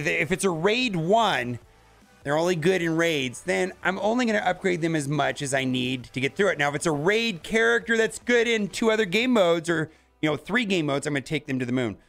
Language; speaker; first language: English; native; English